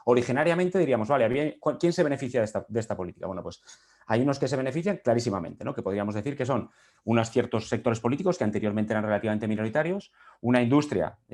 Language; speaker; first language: Spanish; native; Spanish